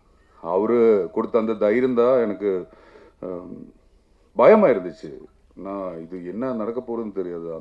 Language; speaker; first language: Tamil; non-native, learner; Malayalam